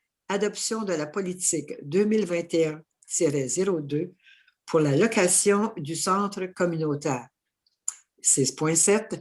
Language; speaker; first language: French; native; French